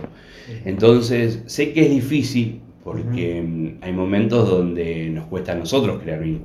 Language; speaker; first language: Spanish; native; Spanish